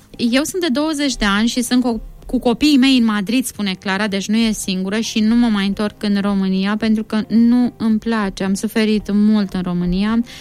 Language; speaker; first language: Romanian; native; Romanian